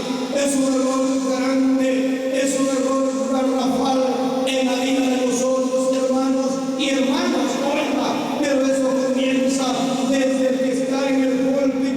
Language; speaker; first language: Spanish; native; Spanish